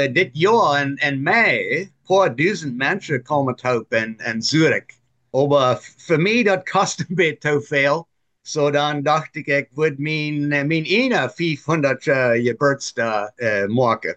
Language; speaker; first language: German; non-native, learner; Plautdietsch